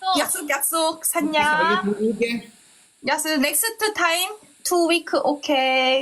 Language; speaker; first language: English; non-native, learner; Korean